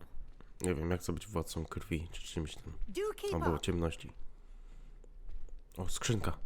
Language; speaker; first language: Polish; native; Polish